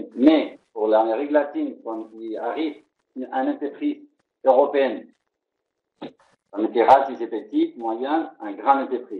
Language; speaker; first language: French; non-native, fluent; Spanish